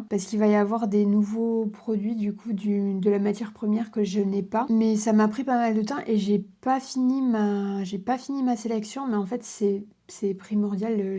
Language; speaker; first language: French; native; French